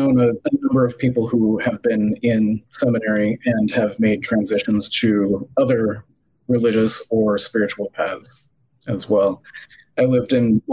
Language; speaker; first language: English; native; English